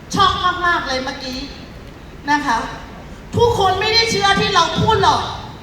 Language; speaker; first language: Thai; non-native, fluent; Burmese